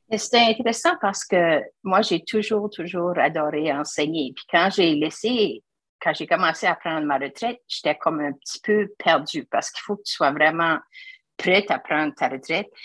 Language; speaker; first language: French; native; French